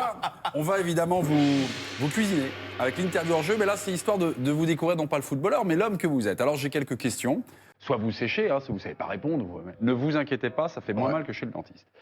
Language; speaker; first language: French; native; French